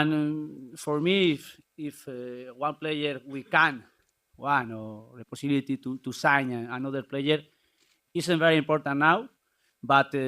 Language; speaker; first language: English; non-native, learner; Spanish